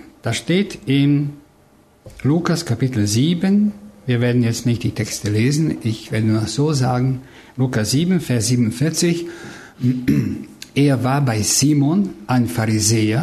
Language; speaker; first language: German; non-native, fluent; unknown